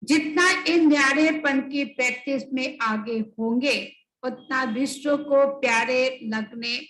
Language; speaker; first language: Hindi; non-native, local second language; Bangla